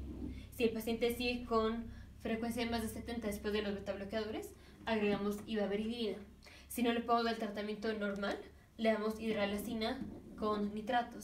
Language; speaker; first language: Spanish; native; Spanish